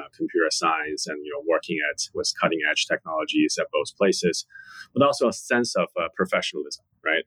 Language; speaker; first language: English; non-native, fluent; Chinese